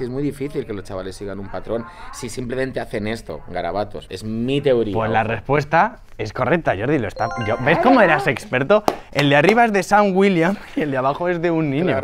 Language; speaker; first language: Spanish; native; Spanish